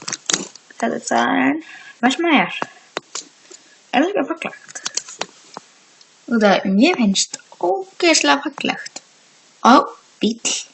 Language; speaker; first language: Icelandic; non-native, learner; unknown